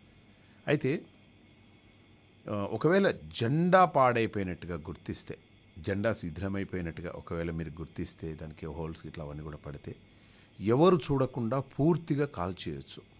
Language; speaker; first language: Telugu; native; Telugu